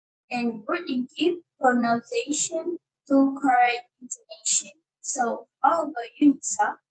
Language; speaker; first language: English; non-native, learner; Malay